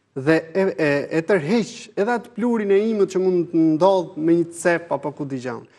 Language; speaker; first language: Albanian; native; Albanian